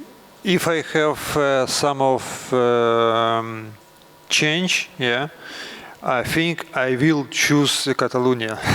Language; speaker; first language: English; non-native, learner; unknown